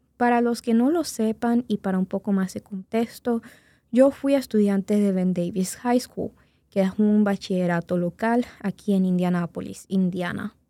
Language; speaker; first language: Spanish; native; Spanish